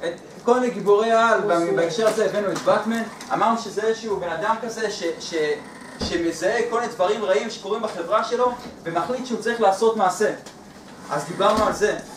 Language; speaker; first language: Hebrew; native; Hebrew